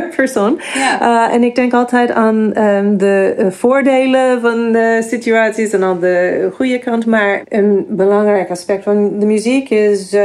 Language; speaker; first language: Dutch; non-native, fluent; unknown